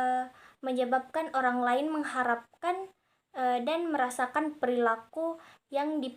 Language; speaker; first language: Indonesian; native; Indonesian